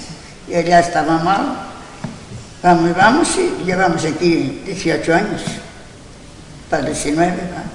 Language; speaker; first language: Spanish; non-native, local second language; Galician